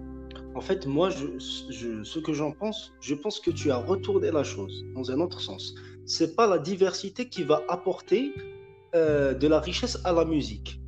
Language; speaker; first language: French; non-native, local second language; Kabyle